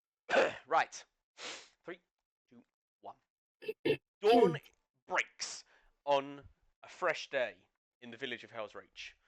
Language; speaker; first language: English; native; English